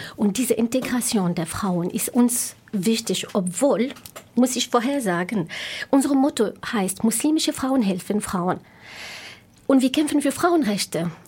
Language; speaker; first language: German; non-native, fluent; Arabic